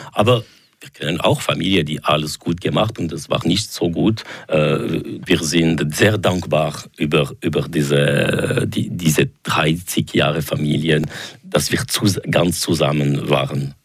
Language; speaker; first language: German; non-native, local second language; French